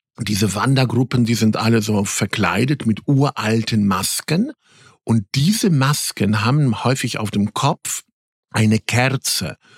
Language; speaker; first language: German; early bilingual, other home language; Polish